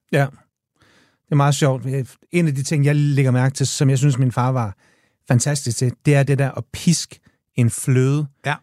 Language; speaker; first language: Danish; native; Danish